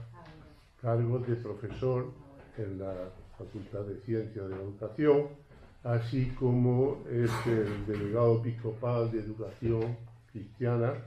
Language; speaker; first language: Spanish; native; Spanish